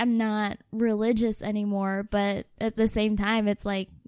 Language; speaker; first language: English; non-native, local second language; Filipino